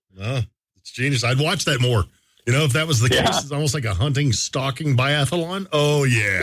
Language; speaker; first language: English; native; English